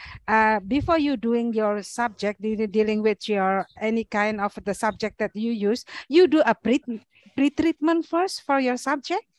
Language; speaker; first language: English; non-native, learner; Indonesian